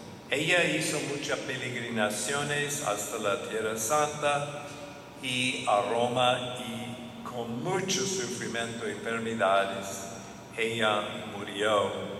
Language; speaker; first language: Spanish; non-native, fluent; English